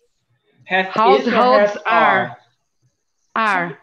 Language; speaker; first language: English; non-native, learner; Portuguese